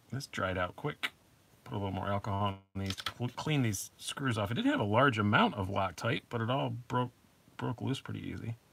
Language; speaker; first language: English; native; English